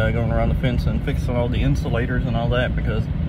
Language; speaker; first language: English; native; English